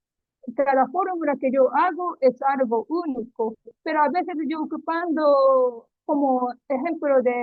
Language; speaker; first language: Spanish; non-native, learner; Japanese